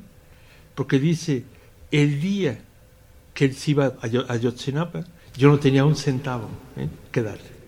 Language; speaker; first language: Spanish; native; Spanish